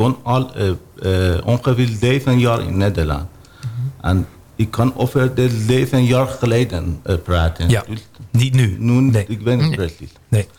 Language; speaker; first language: Dutch; non-native, learner; Persian